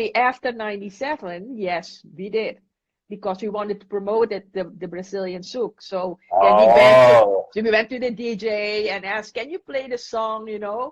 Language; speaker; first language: English; non-native, fluent; Dutch